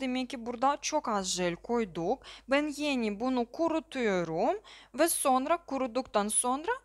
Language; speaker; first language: Turkish; non-native, learner; Russian